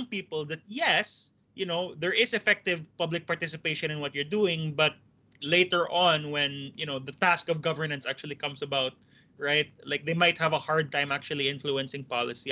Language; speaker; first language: English; non-native, local second language; Cebuano